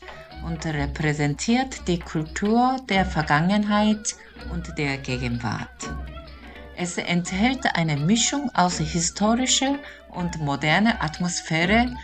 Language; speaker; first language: German; non-native, fluent; Korean